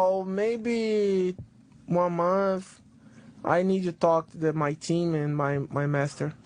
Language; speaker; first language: English; non-native, learner; Portuguese